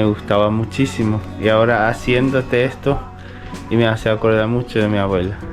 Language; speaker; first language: Spanish; non-native, fluent; Korean